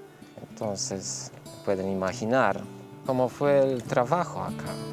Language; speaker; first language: Spanish; non-native, fluent; Polish